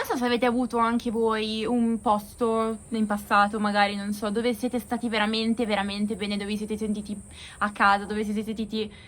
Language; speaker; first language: Italian; native; Italian